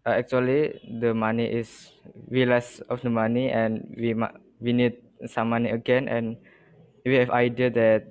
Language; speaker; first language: English; non-native, learner; Indonesian